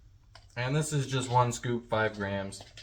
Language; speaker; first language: English; native; English